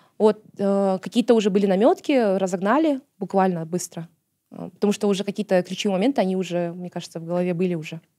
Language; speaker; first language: Russian; non-native, local second language; Kazakh